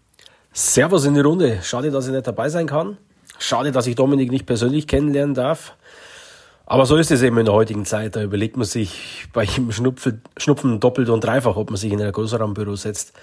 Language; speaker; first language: German; native; German